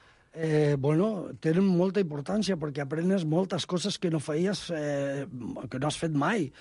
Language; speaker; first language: Catalan; non-native, local second language; Spanish